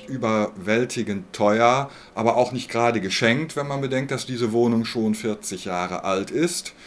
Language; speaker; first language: German; native; German